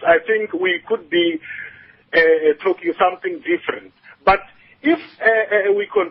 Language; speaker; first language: English; non-native, local second language; Northern Sotho